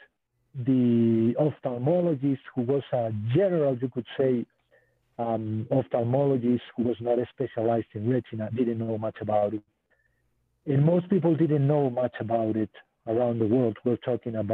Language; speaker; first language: English; non-native, fluent; Spanish